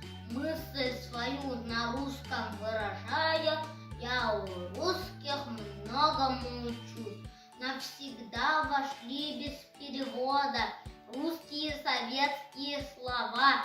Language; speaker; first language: Russian; non-native, local second language; Yakut